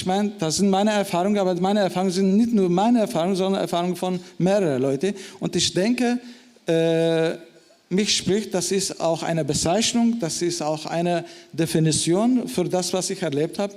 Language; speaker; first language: German; non-native, fluent; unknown